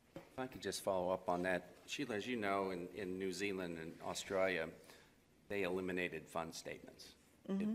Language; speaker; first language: English; native; English